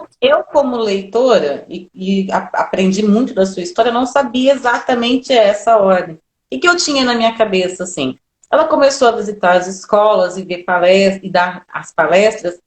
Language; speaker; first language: Portuguese; native; Portuguese